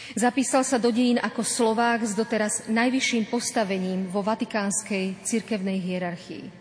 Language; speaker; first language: Slovak; native; Slovak